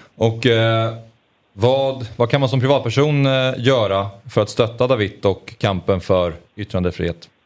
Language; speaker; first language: Swedish; native; Swedish